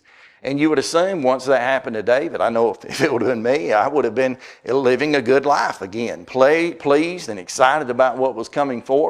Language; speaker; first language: English; native; English